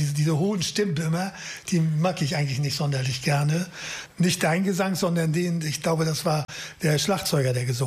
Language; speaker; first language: German; native; German